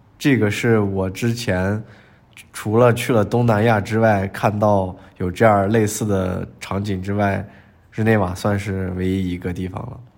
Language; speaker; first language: Chinese; native; Chinese